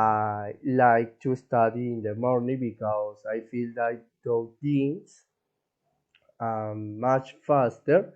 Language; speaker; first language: English; non-native, learner; Spanish